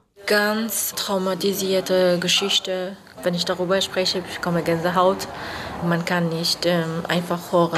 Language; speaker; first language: German; non-native, fluent; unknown